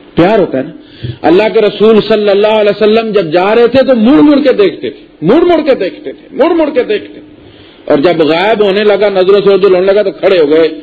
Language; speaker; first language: Urdu; non-native, local second language; Punjabi